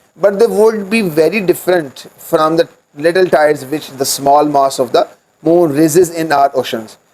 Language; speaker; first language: English; non-native, local second language; Urdu